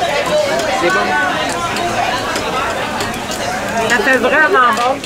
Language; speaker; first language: French; native; French